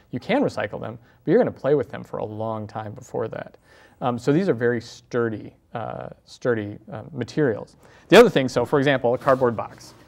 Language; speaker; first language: English; native; English